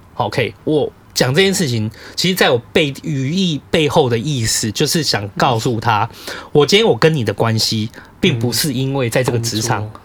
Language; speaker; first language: Chinese; native; Chinese